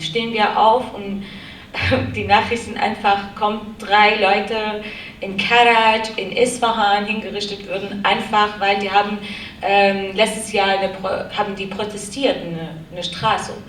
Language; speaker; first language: German; non-native, learner; Kurdish